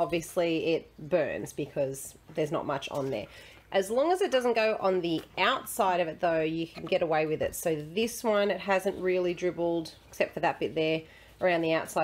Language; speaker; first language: English; native; English